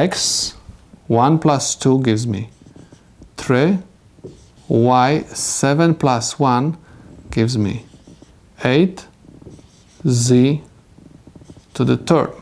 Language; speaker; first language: English; non-native, fluent; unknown